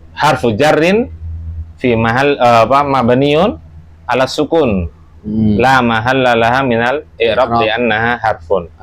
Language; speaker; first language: Arabic; non-native, fluent; Indonesian